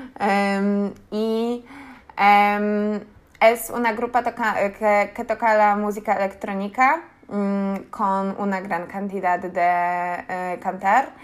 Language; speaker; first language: Spanish; non-native, learner; Polish